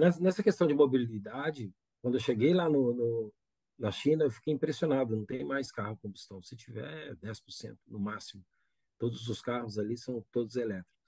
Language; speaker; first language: Portuguese; native; Portuguese